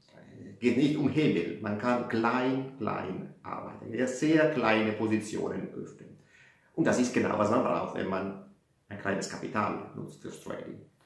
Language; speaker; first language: German; non-native, fluent; Italian